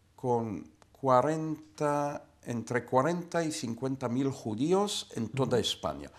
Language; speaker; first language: Spanish; non-native, fluent; Hebrew